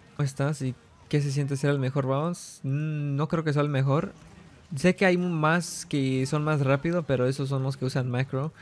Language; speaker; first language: Spanish; early bilingual, heritage; Spanish